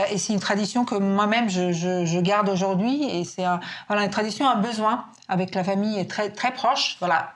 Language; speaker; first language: French; non-native, fluent; Serbian